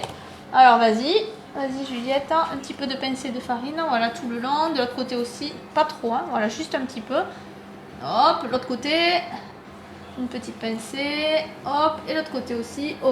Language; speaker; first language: French; native; French